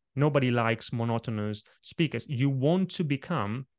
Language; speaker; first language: English; non-native, fluent; Italian